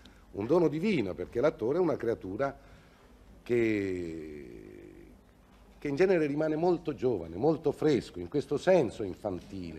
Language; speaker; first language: Italian; native; Italian